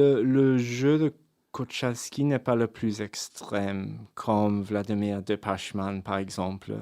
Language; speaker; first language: French; non-native, fluent; English